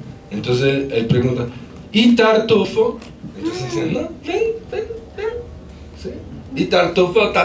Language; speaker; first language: Spanish; non-native, fluent; Polish